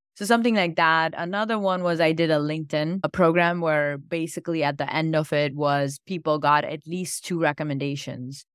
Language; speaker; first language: English; non-native, local second language; Gujarati